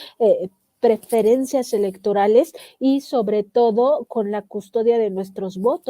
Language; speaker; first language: Spanish; native; Spanish